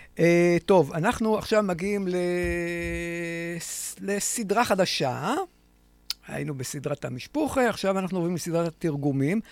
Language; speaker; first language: Hebrew; native; Hebrew